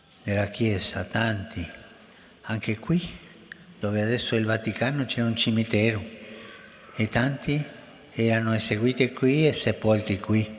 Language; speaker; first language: Italian; non-native, fluent; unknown